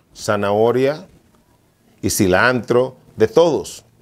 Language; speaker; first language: Spanish; native; Spanish